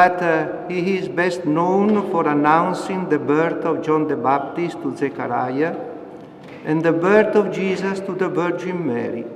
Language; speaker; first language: English; non-native, fluent; Italian